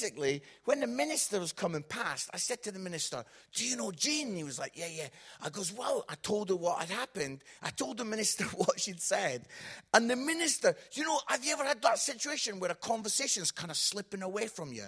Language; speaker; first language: English; native; English